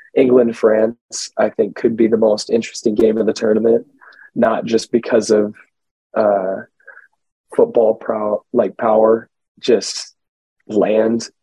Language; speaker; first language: English; native; English